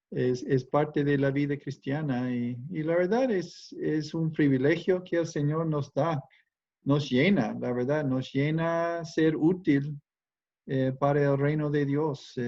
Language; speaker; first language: Spanish; non-native, fluent; English